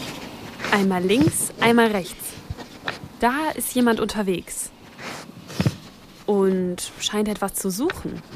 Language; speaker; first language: German; native; German